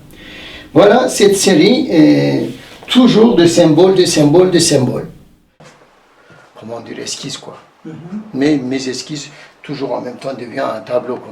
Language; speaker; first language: French; non-native, fluent; Turkish